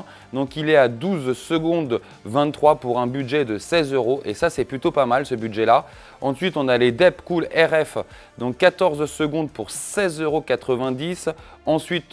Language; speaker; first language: French; native; French